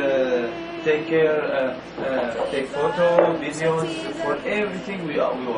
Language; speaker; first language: English; non-native, learner; Arabic